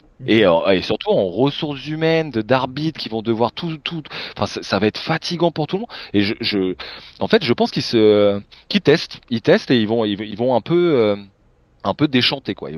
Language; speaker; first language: French; native; French